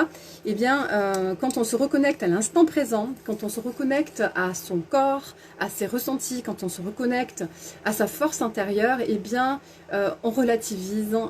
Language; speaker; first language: French; native; French